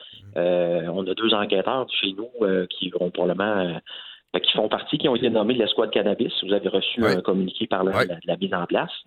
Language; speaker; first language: French; native; French